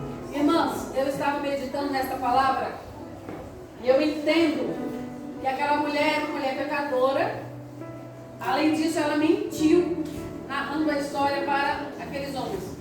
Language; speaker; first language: Portuguese; native; Portuguese